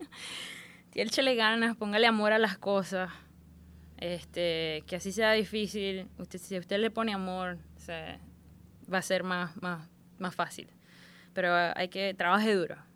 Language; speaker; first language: Spanish; native; Spanish